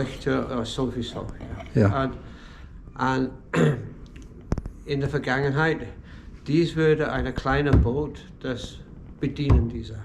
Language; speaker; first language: German; non-native, learner; English